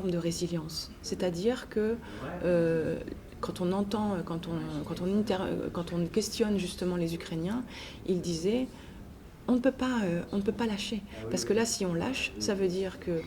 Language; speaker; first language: French; native; French